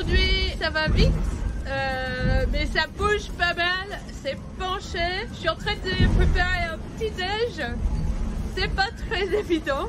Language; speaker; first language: French; non-native, fluent; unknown